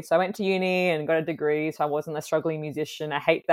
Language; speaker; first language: English; native; English